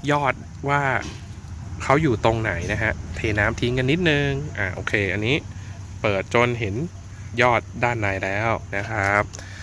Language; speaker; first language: Thai; native; Thai